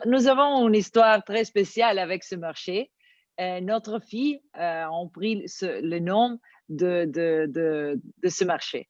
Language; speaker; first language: French; non-native, learner; Italian